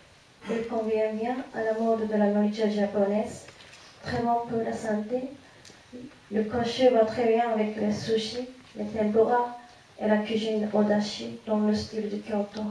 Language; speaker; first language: French; non-native, fluent; Japanese